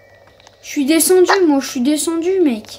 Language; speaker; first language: French; native; French